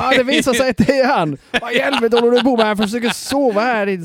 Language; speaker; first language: Swedish; native; Swedish